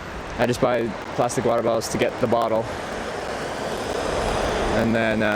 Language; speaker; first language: English; native; English